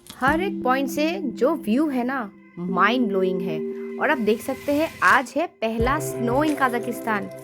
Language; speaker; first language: Hindi; non-native, local second language; Assamese